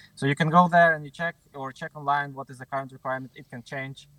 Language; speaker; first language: English; non-native, fluent; Ukrainian